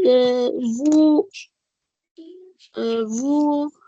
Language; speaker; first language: French; non-native, learner; Arabic